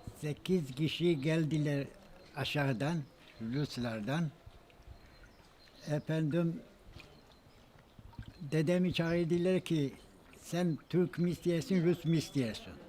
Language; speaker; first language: Turkish; non-native, local second language; Georgian